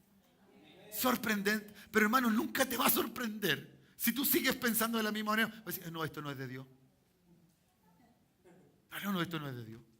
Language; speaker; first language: Spanish; native; Spanish